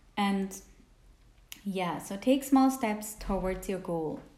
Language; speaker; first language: English; non-native, fluent; Italian